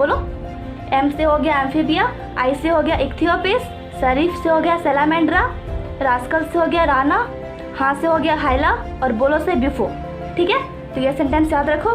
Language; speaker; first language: Hindi; native; Hindi